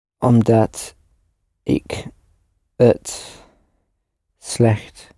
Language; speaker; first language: Dutch; non-native, learner; English